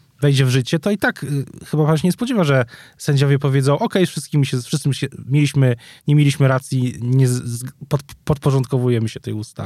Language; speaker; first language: Polish; native; Polish